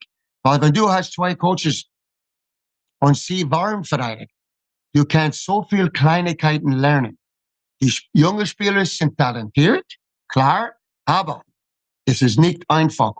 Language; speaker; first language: German; non-native, fluent; English